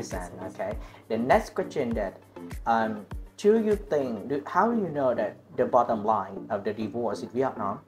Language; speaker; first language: English; non-native, learner; Vietnamese